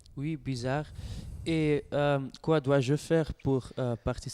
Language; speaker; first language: French; non-native, learner; Dutch